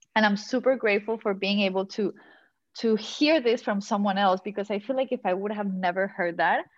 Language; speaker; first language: English; non-native, fluent; Spanish